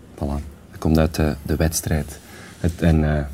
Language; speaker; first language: Dutch; native; Dutch